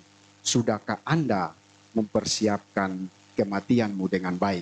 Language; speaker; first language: Indonesian; native; Indonesian